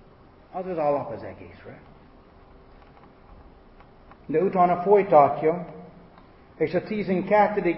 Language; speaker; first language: Hungarian; non-native, fluent; English